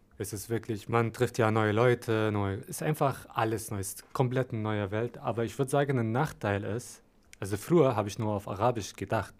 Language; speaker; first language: German; non-native, fluent; Arabic